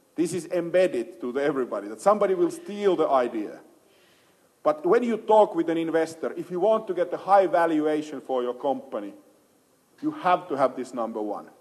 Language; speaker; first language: English; non-native, fluent; Finnish